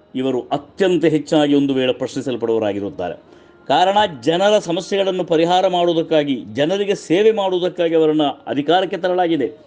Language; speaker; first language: Kannada; non-native, local second language; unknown